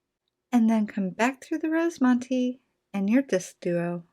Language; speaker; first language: English; native; English